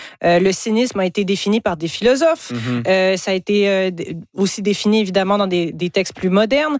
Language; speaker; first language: French; native; French